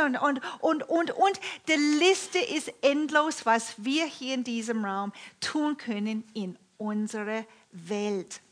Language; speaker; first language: German; non-native, fluent; English